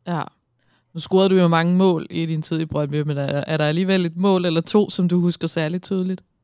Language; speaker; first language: Danish; native; Danish